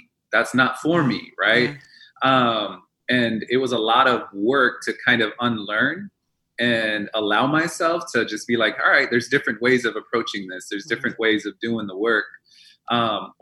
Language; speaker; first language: English; early bilingual, other home language; Spanish